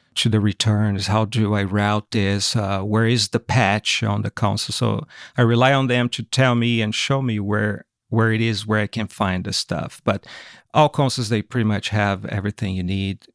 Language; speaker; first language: English; non-native, fluent; Portuguese